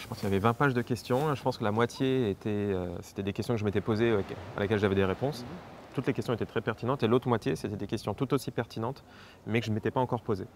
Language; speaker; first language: French; native; French